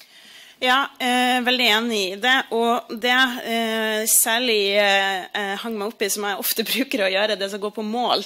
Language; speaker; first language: Norwegian; native; Norwegian